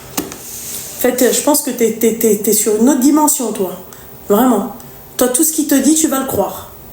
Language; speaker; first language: French; native; French